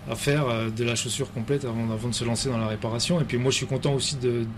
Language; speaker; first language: French; native; French